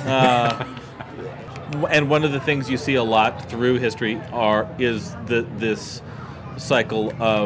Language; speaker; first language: English; native; English